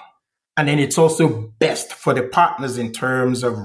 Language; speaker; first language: English; non-native, local second language; Igbo